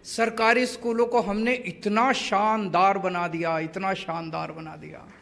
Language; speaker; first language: Hindi; native; Hindi